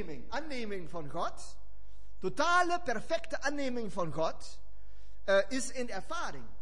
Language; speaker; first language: Dutch; non-native, fluent; German